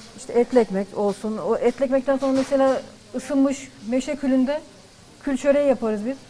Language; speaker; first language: Turkish; native; Turkish